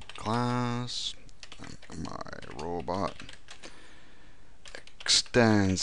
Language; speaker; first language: English; native; English